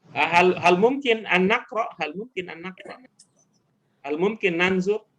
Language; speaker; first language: Arabic; non-native, fluent; Indonesian